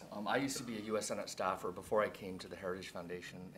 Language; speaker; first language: English; native; English